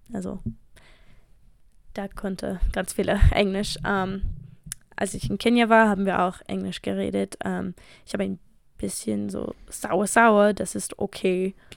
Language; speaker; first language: German; non-native, fluent; English